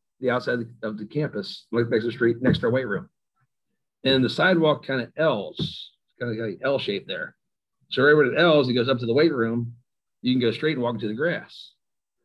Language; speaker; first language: English; native; English